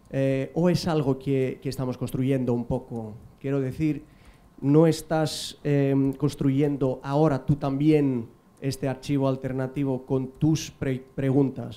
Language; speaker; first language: Spanish; non-native, fluent; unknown